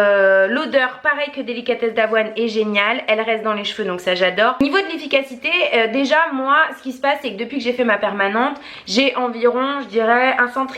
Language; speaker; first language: French; native; French